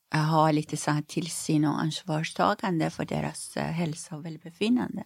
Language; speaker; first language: Swedish; non-native, fluent; Persian